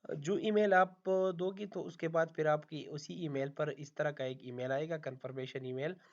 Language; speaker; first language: Hindi; non-native, local second language; Punjabi